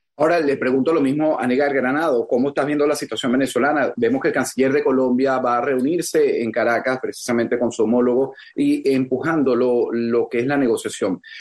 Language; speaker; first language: Spanish; native; Spanish